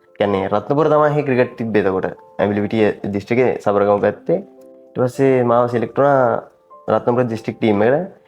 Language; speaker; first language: Sinhala; native; Sinhala